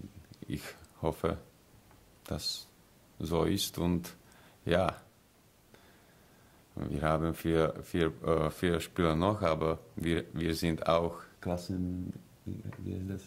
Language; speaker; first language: German; non-native, learner; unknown